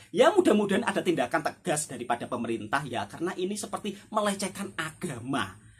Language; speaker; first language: Indonesian; native; Indonesian